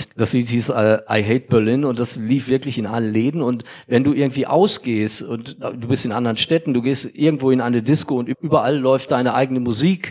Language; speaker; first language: German; native; German